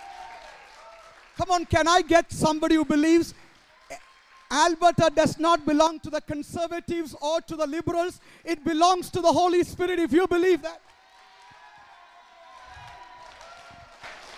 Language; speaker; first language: English; non-native, local second language; Malayalam